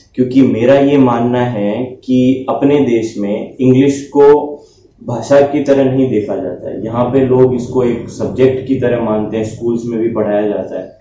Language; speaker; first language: Hindi; native; Hindi